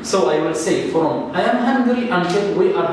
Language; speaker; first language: English; non-native, fluent; Arabic